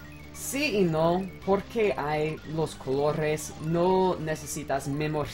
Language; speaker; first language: Spanish; non-native, learner; English